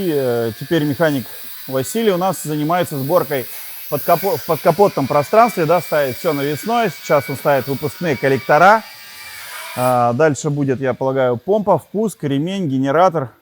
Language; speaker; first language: Russian; native; Russian